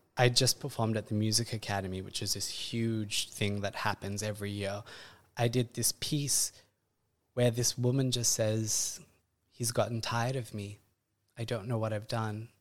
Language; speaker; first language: English; native; English